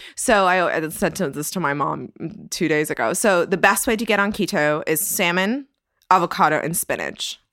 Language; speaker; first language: English; early bilingual, other home language; Persian